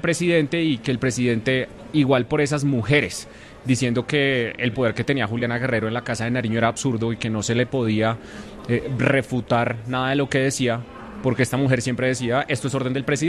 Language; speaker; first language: Spanish; native; Spanish